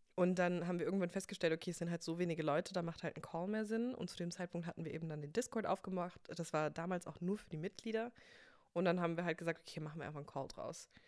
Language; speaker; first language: German; early bilingual, other home language; English